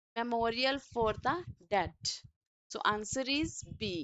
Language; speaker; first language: English; non-native, local second language; Punjabi